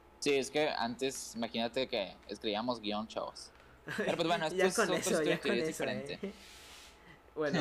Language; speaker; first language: Spanish; native; Spanish